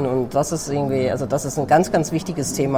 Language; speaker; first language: German; native; German